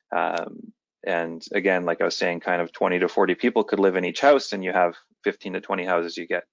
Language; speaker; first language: English; native; English